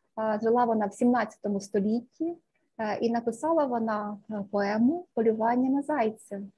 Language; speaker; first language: Ukrainian; native; Ukrainian